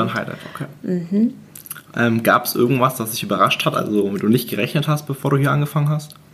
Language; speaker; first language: German; native; German